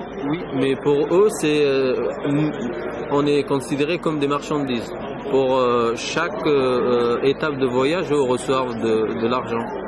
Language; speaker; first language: French; non-native, fluent; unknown